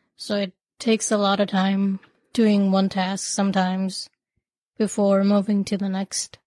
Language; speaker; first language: English; non-native, local second language; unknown